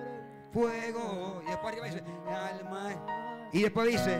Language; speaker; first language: Spanish; native; Spanish